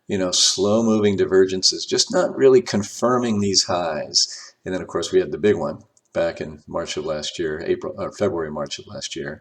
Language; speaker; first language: English; native; English